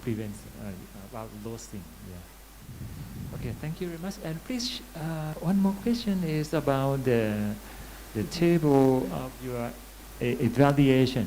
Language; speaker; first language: English; non-native, fluent; Thai